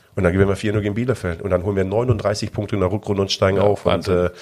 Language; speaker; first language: German; native; German